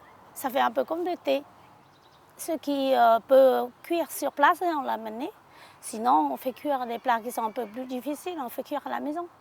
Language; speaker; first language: French; non-native, learner; Hmong